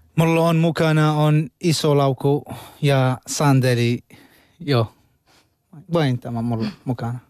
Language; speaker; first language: Finnish; non-native, learner; Arabic